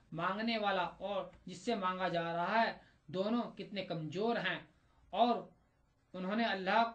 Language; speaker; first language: Hindi; native; Hindi